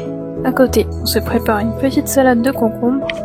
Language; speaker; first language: French; native; French